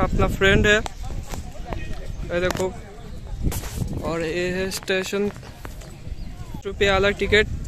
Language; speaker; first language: Hindi; non-native, local second language; Bangla